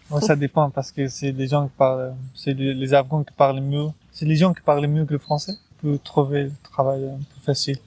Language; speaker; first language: French; non-native, learner; Persian